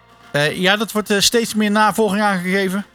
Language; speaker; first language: Dutch; native; Dutch